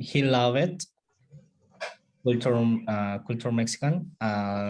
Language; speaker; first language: English; non-native, learner; Spanish